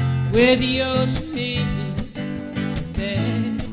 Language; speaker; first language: English; native; English